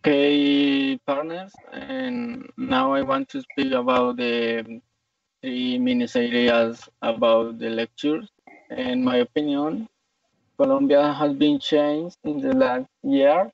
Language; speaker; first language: English; non-native, learner; Spanish